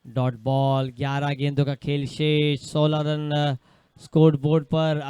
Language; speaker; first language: Hindi; non-native, local second language; Marathi